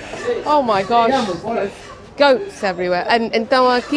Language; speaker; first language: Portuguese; non-native, learner; English